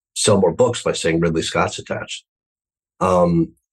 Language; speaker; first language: English; native; English